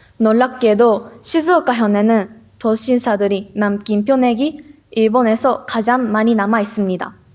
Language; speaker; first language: Korean; non-native, learner; Japanese